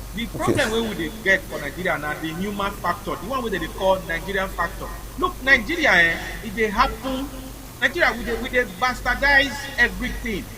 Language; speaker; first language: Nigerian Pidgin; non-native, local second language; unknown